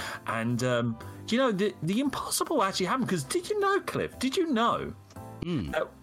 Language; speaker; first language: English; native; English